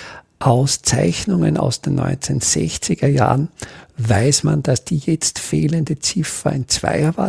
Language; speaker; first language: German; native; German